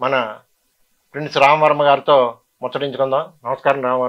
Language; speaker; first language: Telugu; native; Telugu